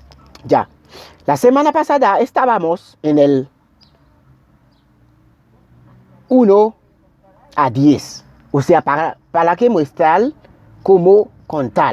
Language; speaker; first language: Spanish; non-native, learner; Haitian Creole